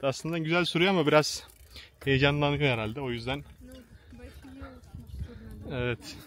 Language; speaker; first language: Turkish; native; Turkish